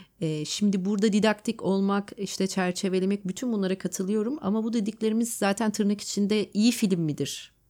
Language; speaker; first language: Turkish; native; Turkish